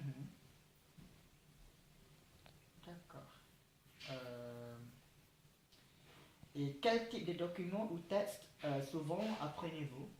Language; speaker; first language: French; non-native, learner; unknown